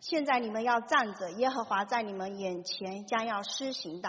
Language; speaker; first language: Chinese; native; Chinese